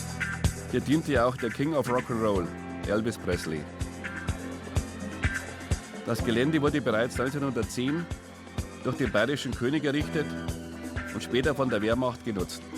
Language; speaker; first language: German; native; German